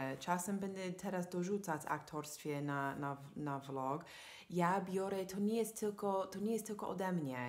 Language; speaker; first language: Polish; non-native, fluent; English